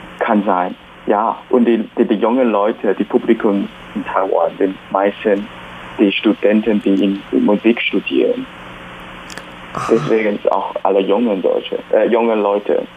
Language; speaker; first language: German; non-native, fluent; Chinese